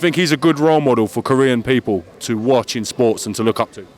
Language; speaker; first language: English; native; English